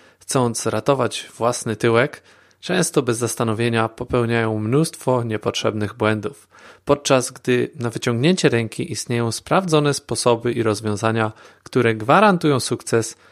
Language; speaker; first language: Polish; native; Polish